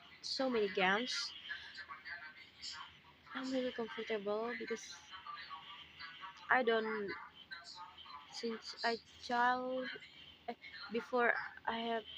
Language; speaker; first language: English; non-native, learner; Indonesian